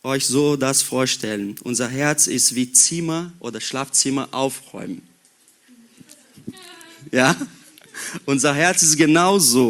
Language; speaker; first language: German; non-native, learner; Portuguese